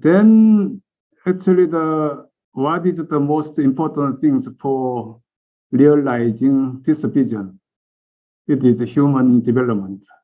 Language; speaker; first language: English; non-native, learner; Korean